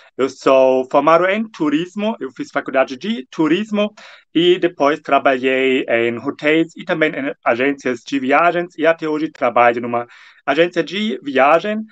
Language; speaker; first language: Portuguese; non-native, fluent; German